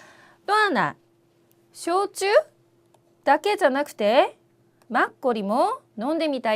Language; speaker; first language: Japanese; non-native, fluent; Korean